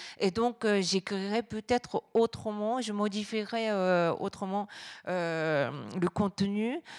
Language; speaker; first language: French; non-native, fluent; Japanese